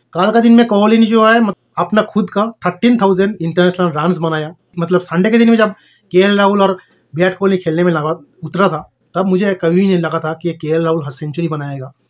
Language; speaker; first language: Hindi; non-native, local second language; Bangla